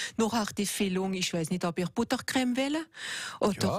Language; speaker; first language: German; native; German